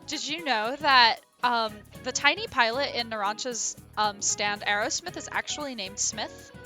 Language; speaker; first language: English; native; English